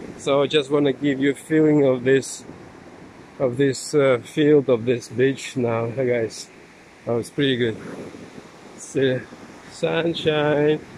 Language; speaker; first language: English; non-native, fluent; Russian